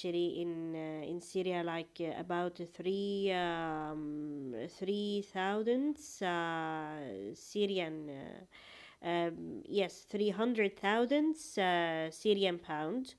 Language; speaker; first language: English; non-native, fluent; Arabic